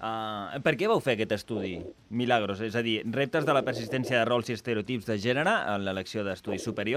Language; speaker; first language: Catalan; native; Catalan